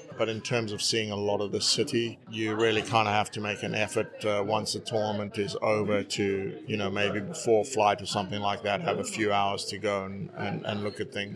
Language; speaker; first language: English; native; English